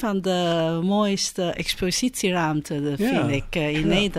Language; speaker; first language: Dutch; non-native, learner; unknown